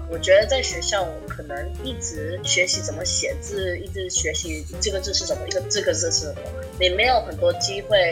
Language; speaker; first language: Chinese; early bilingual, heritage; English